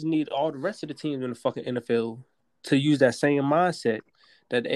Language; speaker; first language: English; native; English